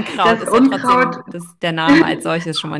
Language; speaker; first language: German; native; German